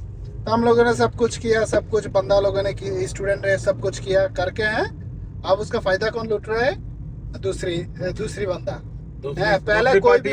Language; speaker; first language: Hindi; non-native, learner; Bangla